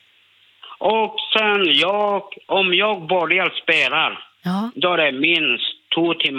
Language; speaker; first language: Swedish; non-native, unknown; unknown